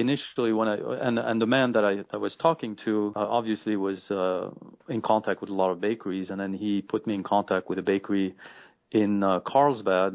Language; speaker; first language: English; non-native, fluent; French